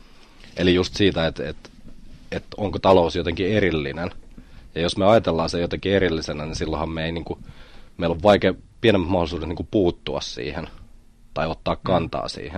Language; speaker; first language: Finnish; native; Finnish